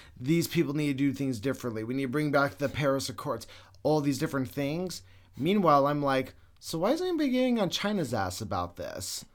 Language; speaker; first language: English; native; English